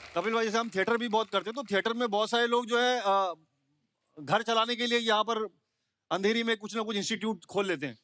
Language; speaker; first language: Hindi; native; Hindi